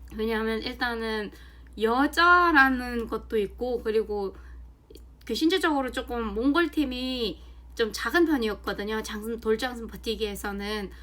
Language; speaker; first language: Korean; non-native, fluent; Mongolian